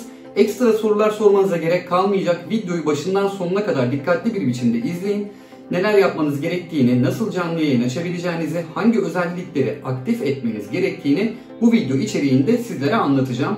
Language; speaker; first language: Turkish; native; Turkish